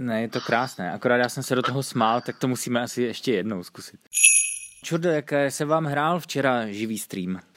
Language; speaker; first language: Czech; native; Czech